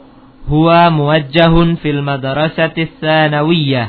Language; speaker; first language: Arabic; non-native, fluent; Indonesian